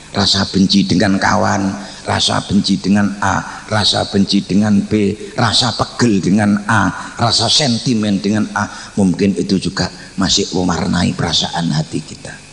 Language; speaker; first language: Indonesian; non-native, local second language; Javanese